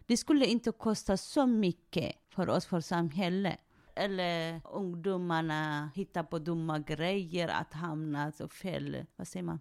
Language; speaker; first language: Swedish; non-native, fluent; Tigrinya